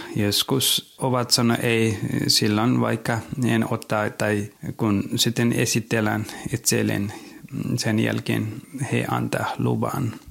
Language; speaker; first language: Finnish; non-native, learner; Nepali